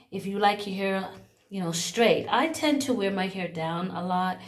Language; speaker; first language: English; native; English